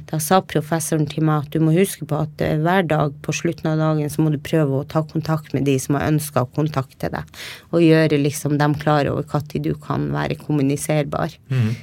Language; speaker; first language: Norwegian; native; Norwegian